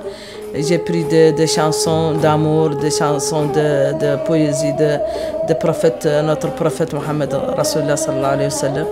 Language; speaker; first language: French; non-native, local second language; Arabic